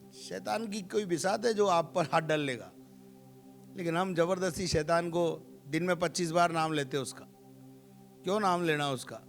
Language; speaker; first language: Hindi; native; Hindi